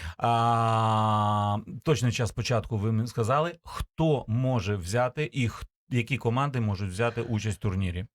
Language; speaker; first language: Ukrainian; native; Ukrainian